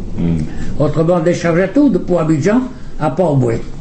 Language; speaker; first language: French; native; French